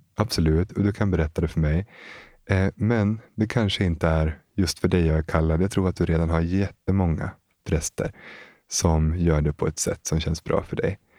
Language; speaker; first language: Swedish; native; Swedish